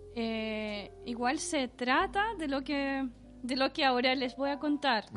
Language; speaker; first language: Spanish; non-native, fluent; Russian